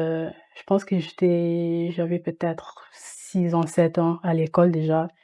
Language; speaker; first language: French; early bilingual, heritage; French